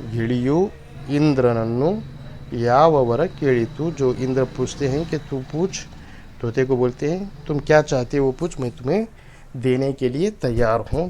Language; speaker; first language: Urdu; non-native, local second language; Kannada